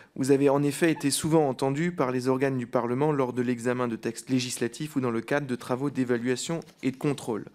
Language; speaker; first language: French; native; French